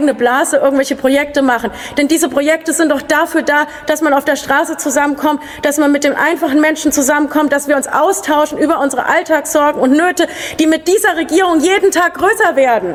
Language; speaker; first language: German; native; German